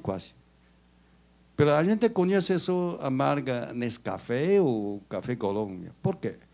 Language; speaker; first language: Portuguese; non-native, learner; Chinese